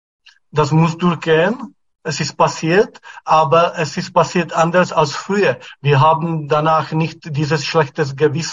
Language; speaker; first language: German; non-native, fluent; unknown